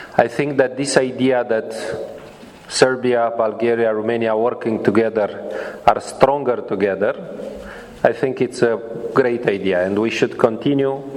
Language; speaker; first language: English; non-native, fluent; Romanian